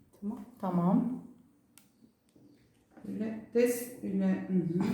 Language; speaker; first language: Turkish; non-native, learner; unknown